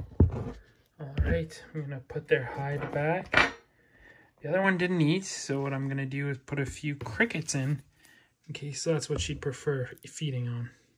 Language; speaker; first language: English; native; English